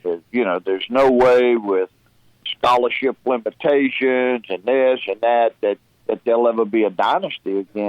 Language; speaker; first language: English; native; English